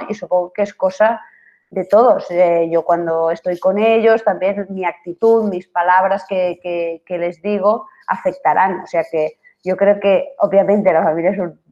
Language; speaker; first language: Spanish; non-native, local second language; Catalan